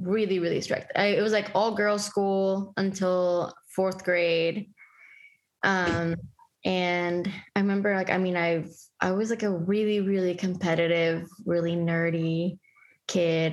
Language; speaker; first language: English; early bilingual, other home language; Spanish